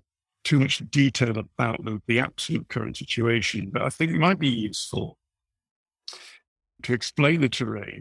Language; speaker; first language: English; native; English